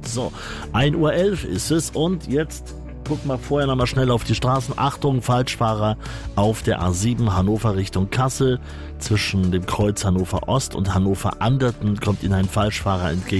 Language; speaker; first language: German; native; German